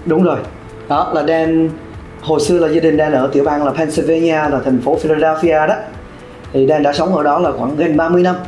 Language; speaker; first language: Vietnamese; early bilingual, heritage; Vietnamese